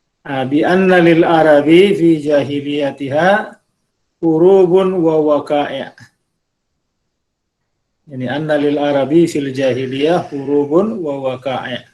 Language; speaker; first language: Arabic; non-native, fluent; Indonesian